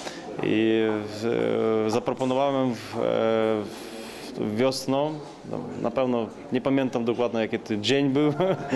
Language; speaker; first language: Polish; non-native, learner; Ukrainian